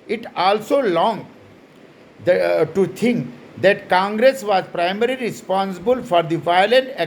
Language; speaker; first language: English; non-native, local second language; Hindi